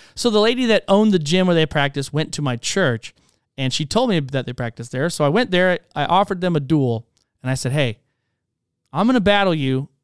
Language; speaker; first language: English; native; English